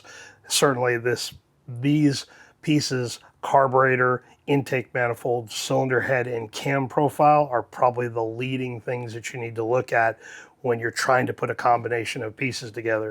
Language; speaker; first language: English; native; English